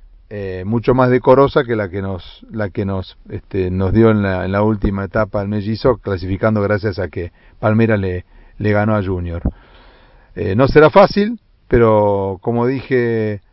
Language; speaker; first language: Spanish; native; Spanish